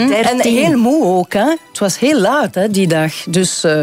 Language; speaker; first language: Dutch; non-native, local second language; French